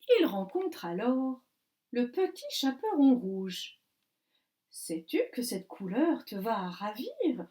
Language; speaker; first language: French; native; French